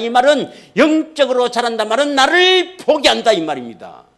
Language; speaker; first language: Korean; native; Korean